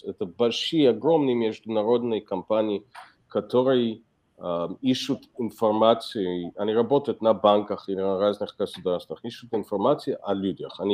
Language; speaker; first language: Russian; non-native, fluent; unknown